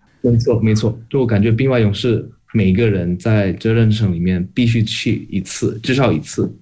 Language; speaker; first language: Chinese; non-native, fluent; Indonesian